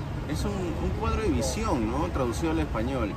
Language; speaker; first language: Spanish; native; Spanish